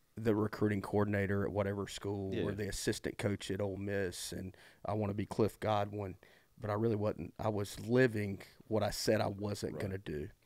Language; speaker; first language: English; native; English